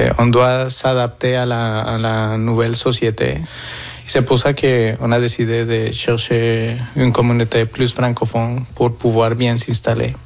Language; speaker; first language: French; non-native, fluent; Spanish